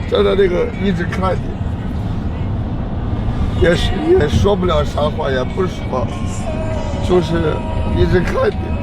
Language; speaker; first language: Chinese; native; Chinese